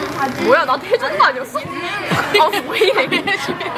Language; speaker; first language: Korean; early bilingual, heritage; Korean